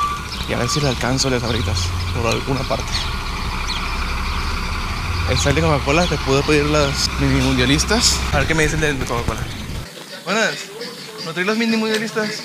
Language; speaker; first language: Spanish; native; Spanish